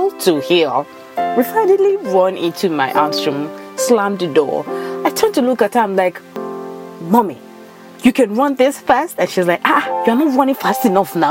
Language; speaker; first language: English; non-native, local second language; Yoruba